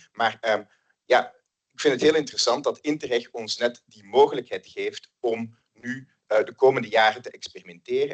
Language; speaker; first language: Dutch; native; Dutch